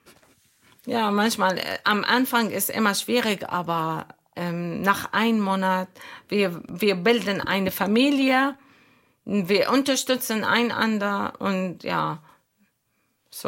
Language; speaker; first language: German; non-native, fluent; Arabic